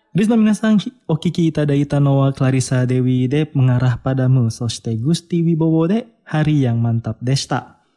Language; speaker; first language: Japanese; non-native, fluent; Indonesian